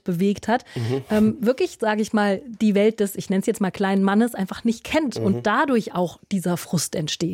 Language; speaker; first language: German; native; German